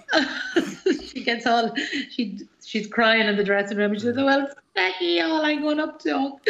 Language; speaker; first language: English; native; English